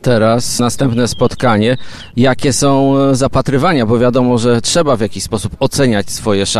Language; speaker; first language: Polish; native; Polish